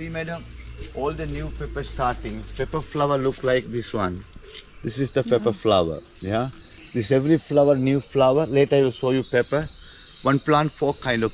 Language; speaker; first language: English; non-native, learner; Sinhala